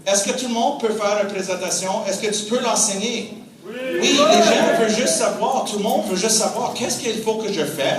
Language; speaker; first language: French; non-native, fluent; English